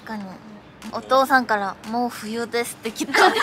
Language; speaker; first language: Japanese; non-native, fluent; Korean